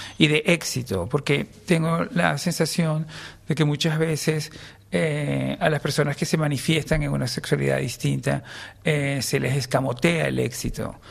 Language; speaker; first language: Spanish; native; Spanish